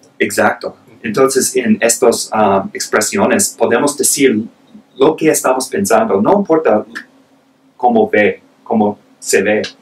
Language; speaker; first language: Spanish; non-native, fluent; English